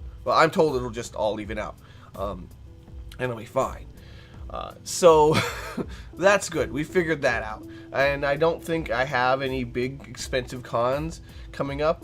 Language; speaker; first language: English; native; English